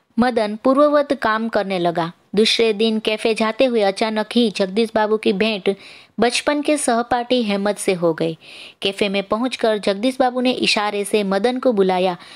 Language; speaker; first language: Hindi; non-native, local second language; Gujarati